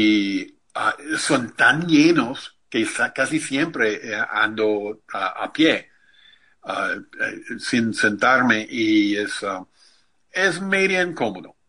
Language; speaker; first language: Spanish; non-native, fluent; English